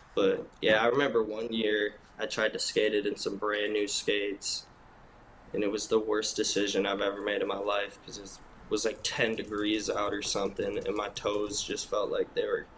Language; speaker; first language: English; native; English